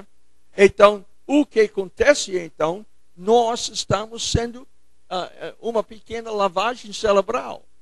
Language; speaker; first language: Portuguese; non-native, fluent; English